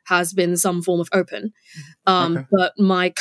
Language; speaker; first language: English; non-native, local second language; Cantonese